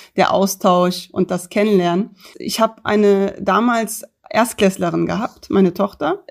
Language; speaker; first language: German; early bilingual, other home language; Turkish